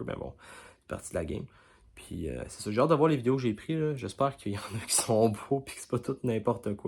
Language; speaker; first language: French; native; French